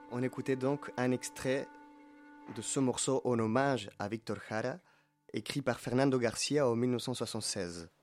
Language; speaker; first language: French; non-native, fluent; Spanish